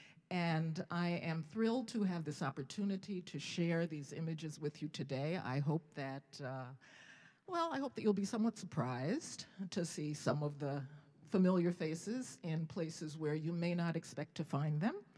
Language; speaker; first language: English; native; English